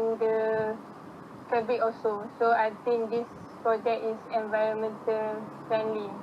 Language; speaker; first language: English; non-native, local second language; Malay